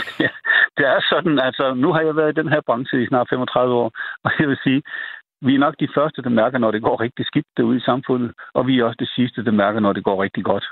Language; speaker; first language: Danish; native; Danish